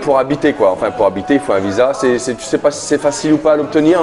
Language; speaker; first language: French; native; French